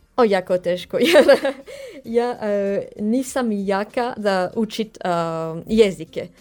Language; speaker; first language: Croatian; non-native, learner; French